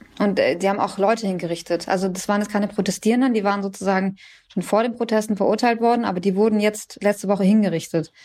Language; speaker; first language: German; early bilingual, other home language; Persian